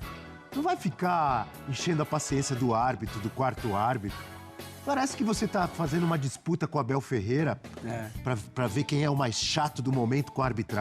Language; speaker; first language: Portuguese; native; Portuguese